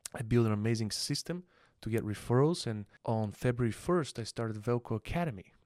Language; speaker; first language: English; non-native, fluent; Bulgarian